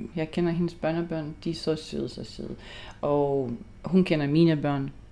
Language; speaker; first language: Danish; non-native, fluent; Lithuanian